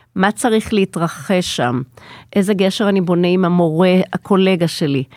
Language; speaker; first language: Hebrew; native; Hebrew